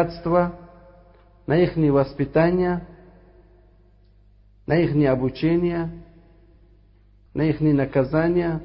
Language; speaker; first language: Russian; non-native, fluent; Uzbek